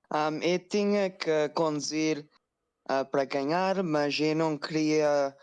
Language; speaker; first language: Portuguese; non-native, learner; English